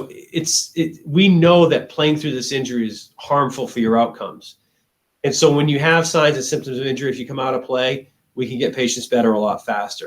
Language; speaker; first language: English; native; English